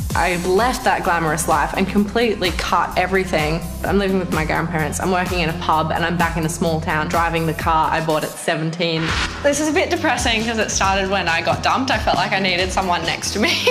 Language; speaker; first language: English; native; English